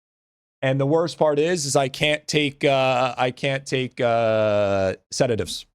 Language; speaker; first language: English; native; English